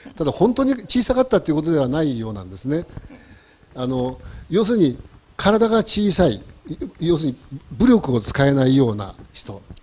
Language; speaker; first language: Japanese; native; Japanese